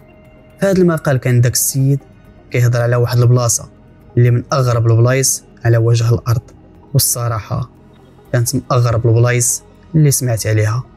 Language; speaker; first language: Arabic; native; Arabic